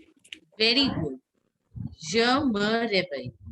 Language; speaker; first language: French; non-native, fluent; Hindi